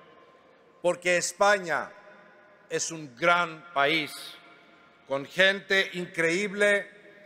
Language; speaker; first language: Spanish; non-native, fluent; Greek